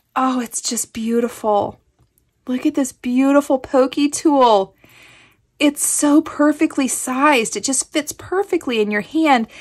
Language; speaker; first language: English; native; English